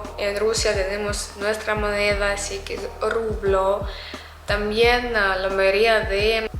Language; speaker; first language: Spanish; non-native, fluent; Russian